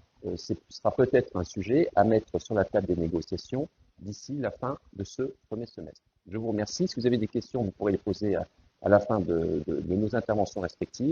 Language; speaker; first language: French; native; French